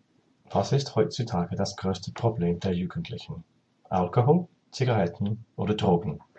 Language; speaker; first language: German; non-native, learner; English